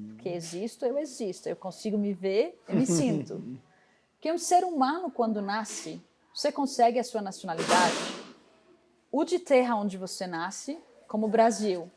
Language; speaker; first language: Portuguese; non-native, fluent; Arabic